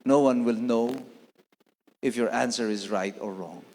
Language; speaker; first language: English; non-native, local second language; Filipino